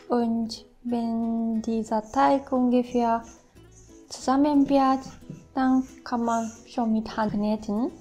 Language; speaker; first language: German; non-native, fluent; Japanese